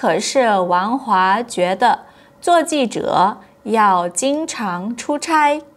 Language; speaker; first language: Chinese; non-native, fluent; Portuguese